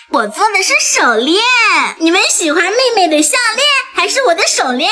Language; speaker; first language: Chinese; native; Chinese